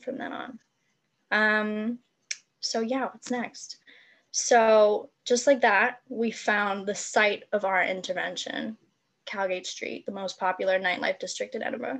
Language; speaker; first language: English; non-native, local second language; Cantonese